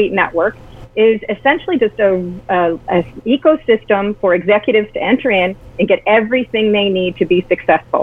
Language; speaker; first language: English; native; English